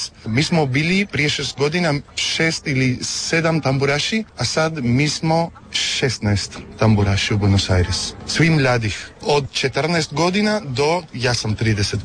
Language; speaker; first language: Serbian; early bilingual, heritage; Spanish